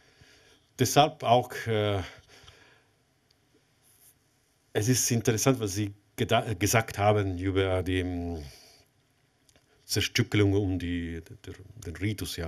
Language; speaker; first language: German; non-native, fluent; Italian